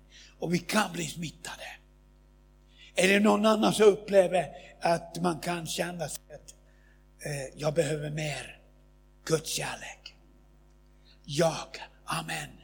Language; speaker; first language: Swedish; non-native, fluent; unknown